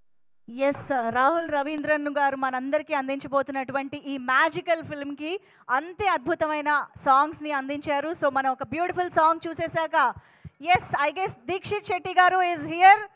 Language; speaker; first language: Telugu; native; Telugu